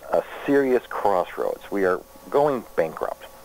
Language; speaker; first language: English; native; English